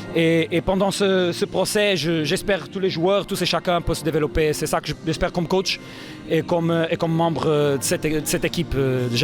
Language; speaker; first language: French; non-native, fluent; Portuguese